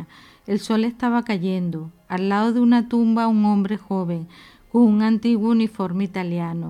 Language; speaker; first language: Spanish; native; Spanish